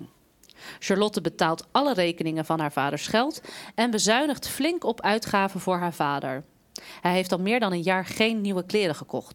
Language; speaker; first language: Dutch; native; Dutch